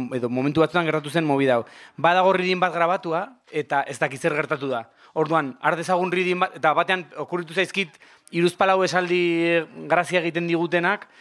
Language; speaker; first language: Basque; non-native, local second language; Spanish